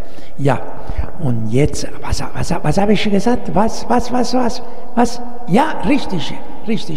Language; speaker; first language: German; non-native, fluent; Italian